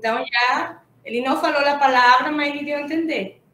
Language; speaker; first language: Portuguese; non-native, fluent; Spanish